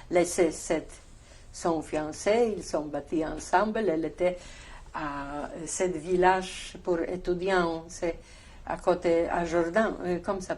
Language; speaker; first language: French; non-native, learner; Polish